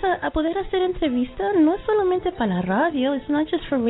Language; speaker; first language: Spanish; early bilingual, heritage; Spanish